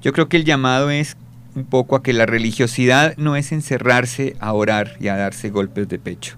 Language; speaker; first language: Spanish; native; Spanish